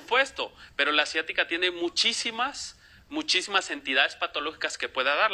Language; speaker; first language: Spanish; native; Spanish